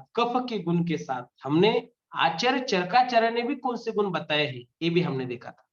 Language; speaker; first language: Hindi; non-native, local second language; Marathi